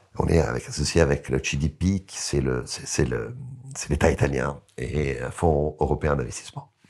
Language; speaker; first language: French; non-native, fluent; Italian